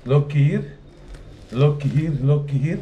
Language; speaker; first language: English; non-native, learner; Arabic